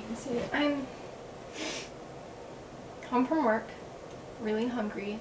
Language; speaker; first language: English; native; English